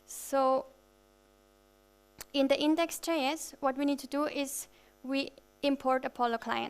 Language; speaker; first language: English; non-native, fluent; German